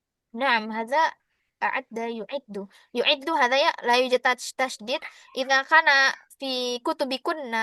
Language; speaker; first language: Arabic; non-native, fluent; Indonesian